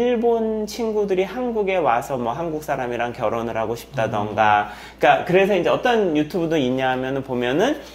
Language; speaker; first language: Korean; native; Korean